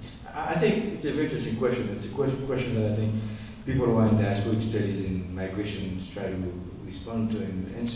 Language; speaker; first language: English; non-native, fluent; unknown